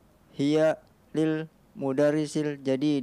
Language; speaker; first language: Arabic; non-native, learner; Indonesian